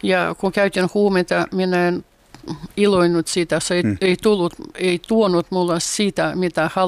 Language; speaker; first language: Finnish; non-native, fluent; Russian